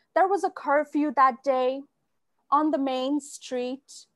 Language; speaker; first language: English; non-native, local second language; Bangla